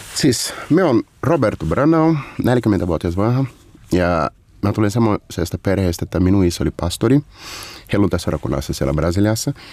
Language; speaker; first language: Finnish; non-native, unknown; Portuguese